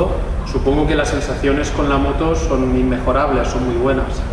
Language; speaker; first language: Spanish; native; Spanish